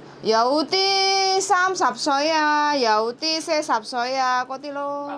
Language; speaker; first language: Cantonese; non-native, learner; Javanese